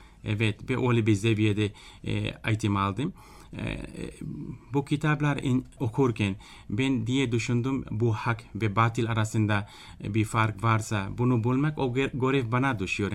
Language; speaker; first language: Turkish; non-native, fluent; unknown